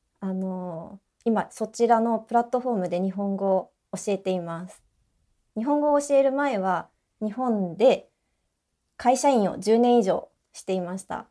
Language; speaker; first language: Japanese; native; Japanese